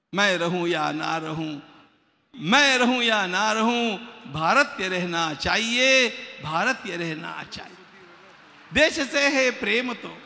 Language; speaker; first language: Hindi; non-native, local second language; Marathi